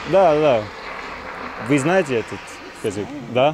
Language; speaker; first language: Russian; non-native, learner; English